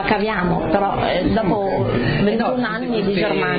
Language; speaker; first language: Italian; native; Italian